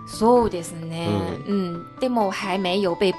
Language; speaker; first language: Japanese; non-native, fluent; Chinese